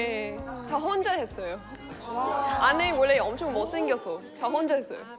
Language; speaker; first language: Korean; non-native, fluent; English